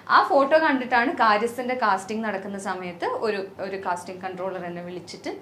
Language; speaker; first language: Malayalam; native; Malayalam